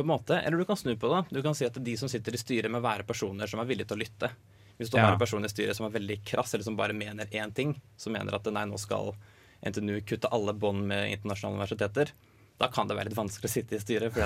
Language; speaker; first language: Norwegian; native; Norwegian